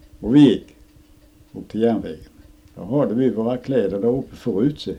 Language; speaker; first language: Swedish; native; Swedish